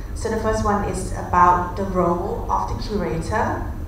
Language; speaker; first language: English; non-native, fluent; Thai